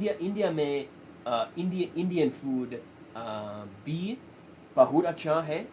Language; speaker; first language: Hindi; non-native, learner; English